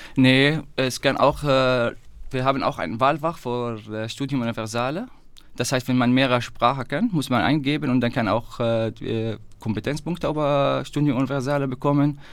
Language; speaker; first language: German; non-native, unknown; Arabic